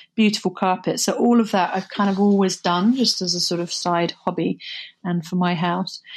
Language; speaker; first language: English; native; English